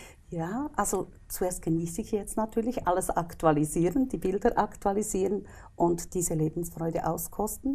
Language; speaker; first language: German; native; German